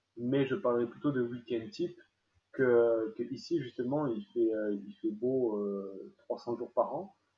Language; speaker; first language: French; native; French